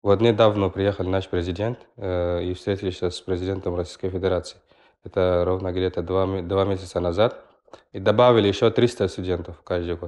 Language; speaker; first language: Russian; non-native, learner; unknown